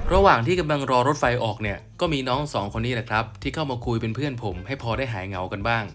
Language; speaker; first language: Thai; native; Thai